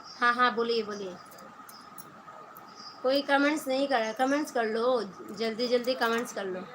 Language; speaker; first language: Hindi; non-native, local second language; Bangla